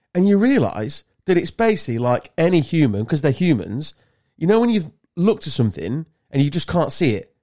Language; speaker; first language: English; native; English